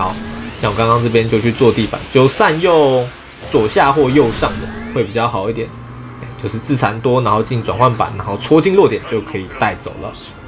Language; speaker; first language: Chinese; native; Chinese